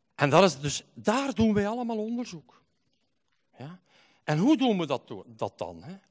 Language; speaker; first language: Dutch; native; Dutch